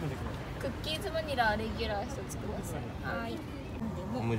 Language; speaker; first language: Japanese; non-native, learner; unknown